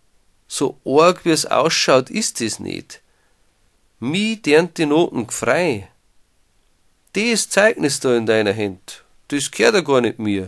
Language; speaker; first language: German; native; German